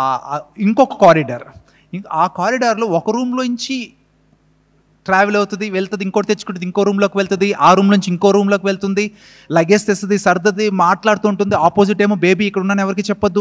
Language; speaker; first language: Telugu; native; Telugu